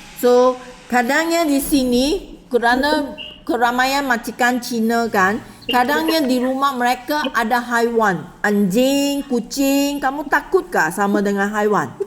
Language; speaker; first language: Malay; non-native, local second language; Chinese